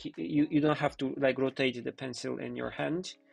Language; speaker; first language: English; non-native, fluent; Polish